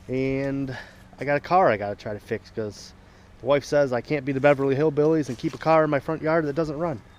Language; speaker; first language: English; native; English